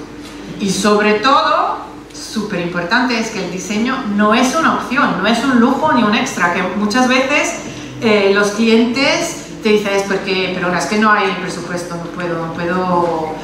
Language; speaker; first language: Spanish; non-native, fluent; Italian